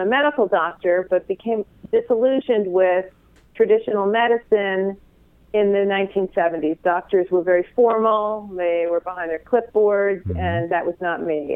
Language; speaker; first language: English; native; English